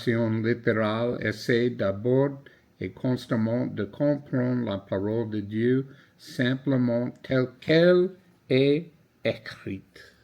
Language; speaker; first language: French; non-native, learner; English